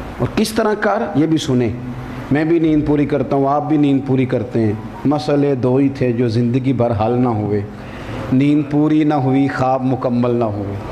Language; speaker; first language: Urdu; non-native, local second language; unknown